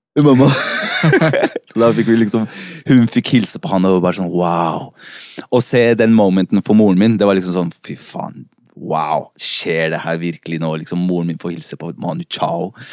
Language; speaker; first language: Norwegian; early bilingual, other home language; Spanish